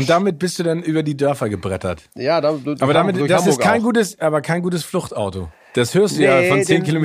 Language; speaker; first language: German; native; German